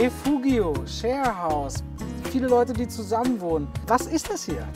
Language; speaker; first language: German; native; German